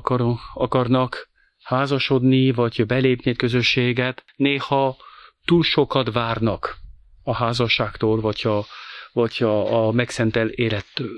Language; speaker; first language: Hungarian; non-native, fluent; French